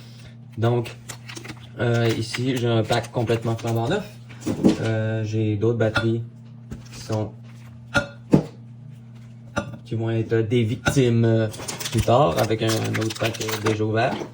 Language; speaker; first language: French; native; French